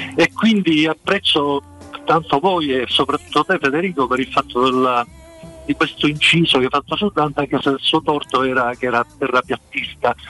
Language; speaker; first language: Italian; native; Italian